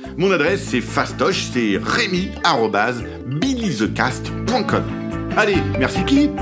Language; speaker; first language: French; native; French